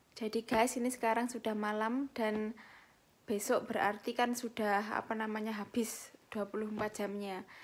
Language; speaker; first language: Indonesian; native; Indonesian